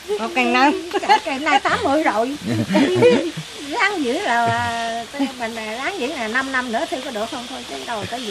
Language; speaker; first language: Vietnamese; native; Vietnamese